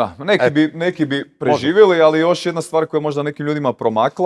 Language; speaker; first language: Croatian; native; Croatian